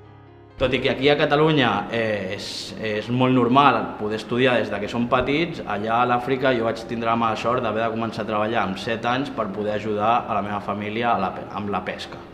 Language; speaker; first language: Catalan; non-native, fluent; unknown